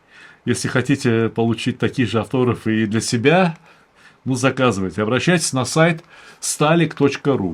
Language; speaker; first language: Russian; native; Russian